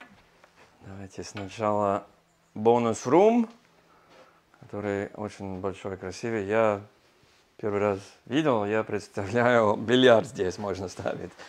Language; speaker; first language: Russian; non-native, learner; English